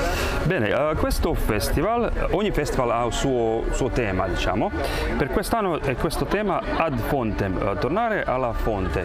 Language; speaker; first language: Italian; non-native, fluent; Croatian